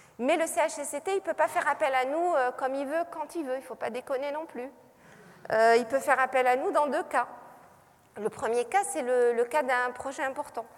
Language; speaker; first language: French; non-native, local second language; Arabic